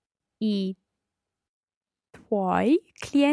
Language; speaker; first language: Italian; non-native, learner; English